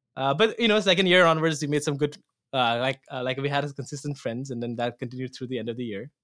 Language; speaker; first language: English; non-native, local second language; Assamese